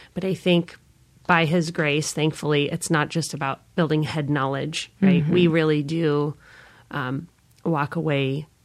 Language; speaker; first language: English; native; English